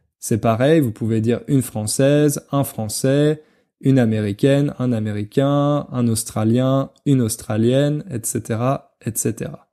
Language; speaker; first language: French; native; French